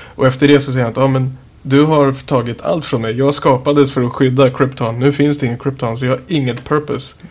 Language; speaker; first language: Swedish; native; Swedish